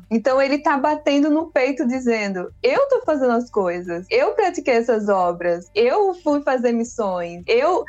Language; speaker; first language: Portuguese; early bilingual, other home language; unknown